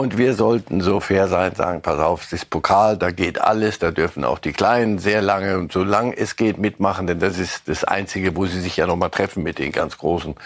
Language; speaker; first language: German; native; German